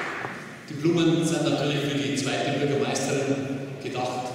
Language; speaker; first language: German; native; German